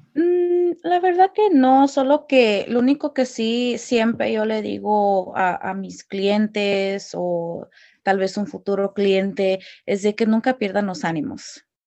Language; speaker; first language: Spanish; early bilingual, heritage; Spanish